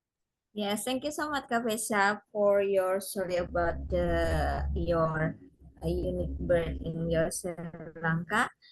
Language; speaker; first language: English; non-native, learner; Indonesian